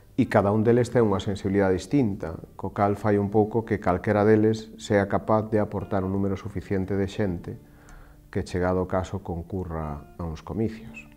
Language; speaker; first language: Galician; native; Galician